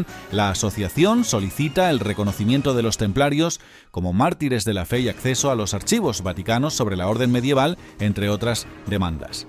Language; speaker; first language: Spanish; native; Spanish